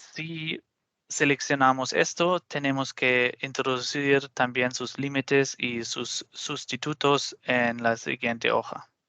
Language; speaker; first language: Spanish; non-native, fluent; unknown